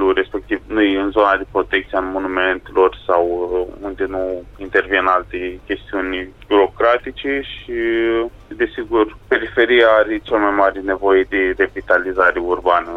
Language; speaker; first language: Romanian; native; Romanian